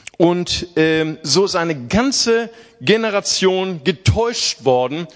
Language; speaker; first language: German; early bilingual, other home language; Portuguese